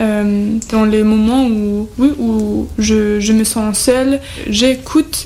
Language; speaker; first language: French; non-native, fluent; German